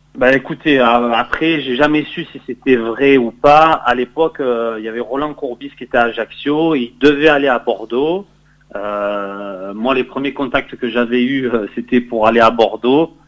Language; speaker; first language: French; native; French